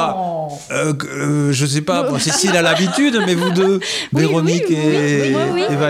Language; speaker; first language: French; native; French